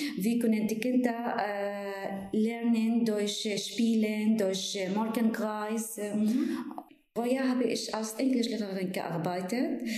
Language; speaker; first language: German; non-native, fluent; Arabic